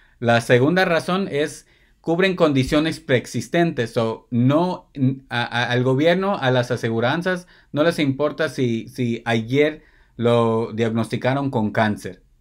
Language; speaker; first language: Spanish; early bilingual, heritage; Spanish